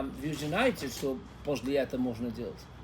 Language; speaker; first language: Russian; non-native, learner; Dutch